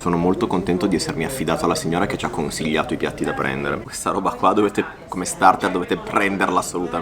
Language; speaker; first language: Italian; native; Italian